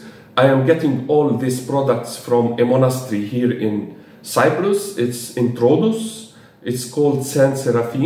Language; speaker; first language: English; non-native, fluent; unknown